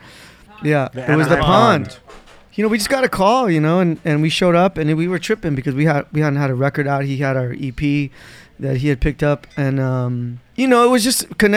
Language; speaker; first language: English; native; English